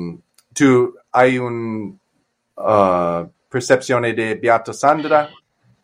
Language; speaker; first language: Italian; non-native, learner; English